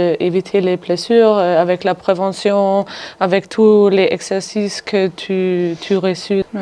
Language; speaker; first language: French; non-native, fluent; German